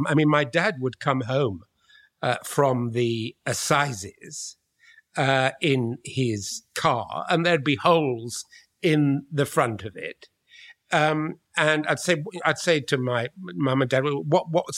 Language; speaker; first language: English; native; English